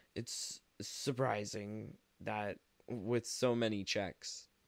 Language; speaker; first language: English; native; English